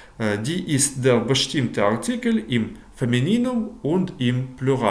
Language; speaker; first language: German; non-native, fluent; Ukrainian